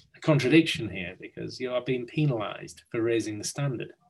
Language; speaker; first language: English; native; English